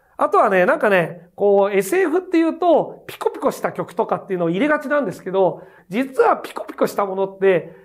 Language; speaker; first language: Japanese; native; Japanese